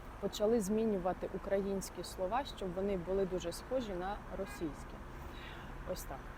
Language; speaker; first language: Ukrainian; non-native, local second language; Russian